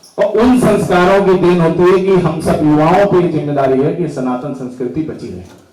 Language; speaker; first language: Hindi; native; Hindi